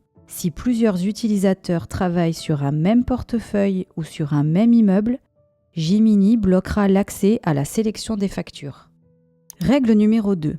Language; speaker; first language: French; native; French